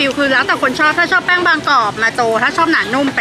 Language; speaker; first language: Thai; native; Thai